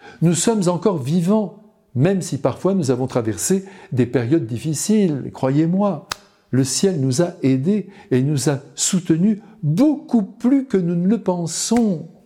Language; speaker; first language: French; native; French